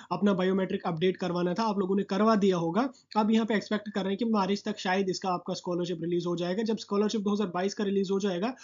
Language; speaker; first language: Hindi; non-native, local second language; Kashmiri